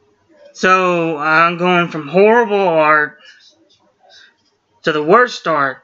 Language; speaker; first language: English; native; English